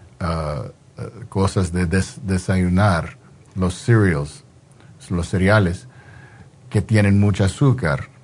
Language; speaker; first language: Spanish; non-native, fluent; English